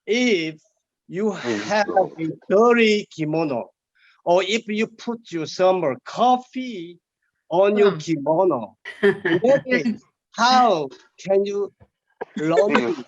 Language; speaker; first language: English; non-native, learner; Indonesian